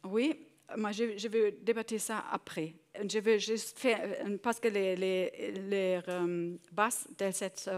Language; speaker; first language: French; non-native, learner; German